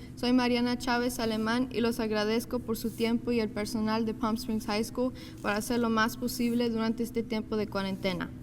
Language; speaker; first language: Spanish; early bilingual, other home language; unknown